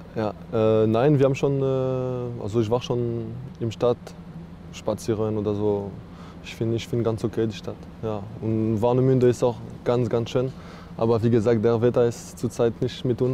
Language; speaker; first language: German; non-native, learner; French